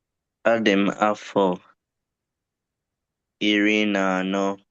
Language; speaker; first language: Igbo; early bilingual, heritage; English